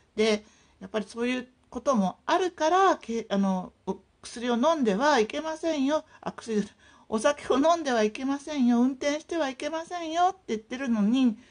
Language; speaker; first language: Japanese; native; Japanese